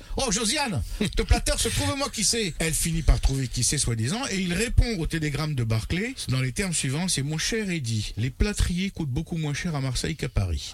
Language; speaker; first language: French; early bilingual, other home language; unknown